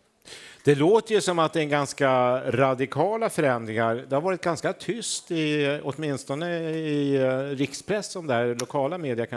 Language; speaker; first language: Swedish; native; Swedish